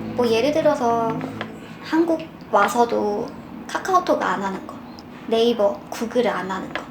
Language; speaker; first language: Korean; non-native, fluent; Chinese